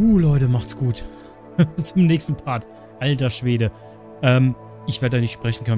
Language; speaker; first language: German; native; German